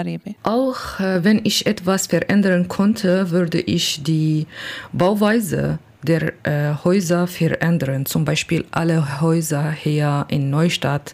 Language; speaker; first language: German; non-native, learner; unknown